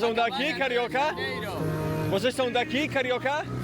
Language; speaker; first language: Portuguese; non-native, learner; Polish